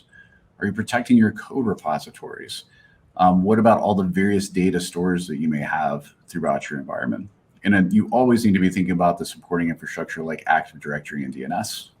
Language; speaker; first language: English; native; English